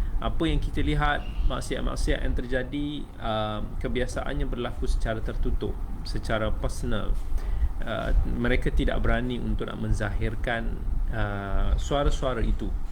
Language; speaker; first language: Malay; native; Malay